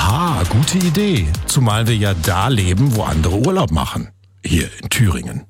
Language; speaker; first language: German; native; German